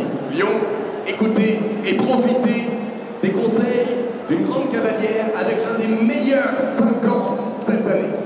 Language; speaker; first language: French; native; French